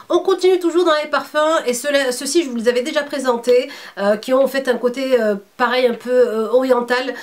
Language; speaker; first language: French; early bilingual, other home language; Arabic